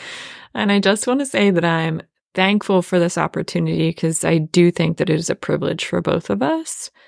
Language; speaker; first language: English; native; English